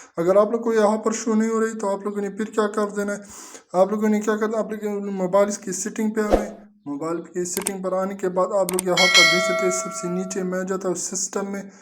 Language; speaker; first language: Urdu; non-native, local second language; Punjabi